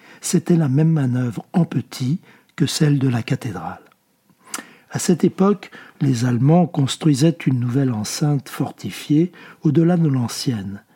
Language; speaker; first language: French; native; French